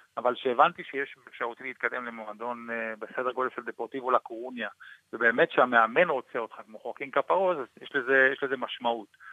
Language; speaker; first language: Hebrew; non-native, local second language; Arabic